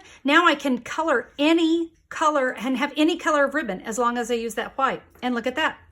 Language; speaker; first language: English; native; English